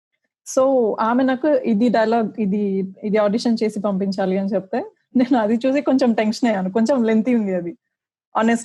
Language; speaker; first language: Telugu; early bilingual, heritage; Telugu